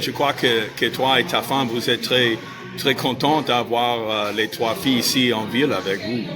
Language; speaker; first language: French; non-native, fluent; English